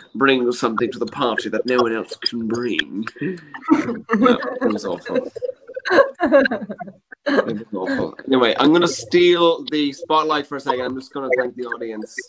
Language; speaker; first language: English; native; English